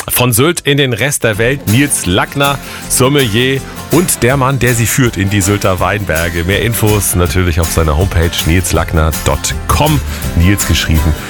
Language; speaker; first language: German; native; German